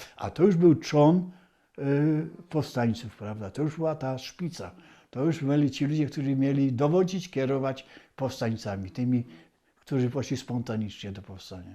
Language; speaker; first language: Polish; native; Polish